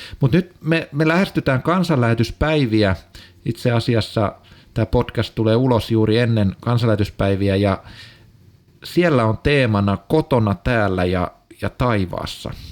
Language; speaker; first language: Finnish; native; Finnish